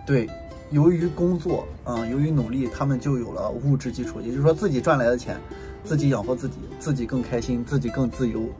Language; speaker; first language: Chinese; native; Chinese